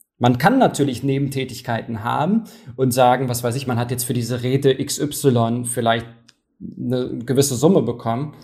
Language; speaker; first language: German; early bilingual, other home language; Turkish